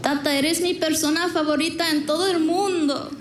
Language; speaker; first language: Spanish; early bilingual, heritage; Spanish